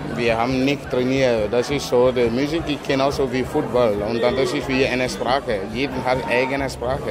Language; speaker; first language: German; non-native, learner; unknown